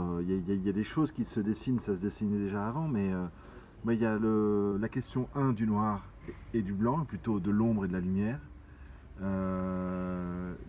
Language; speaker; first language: French; native; French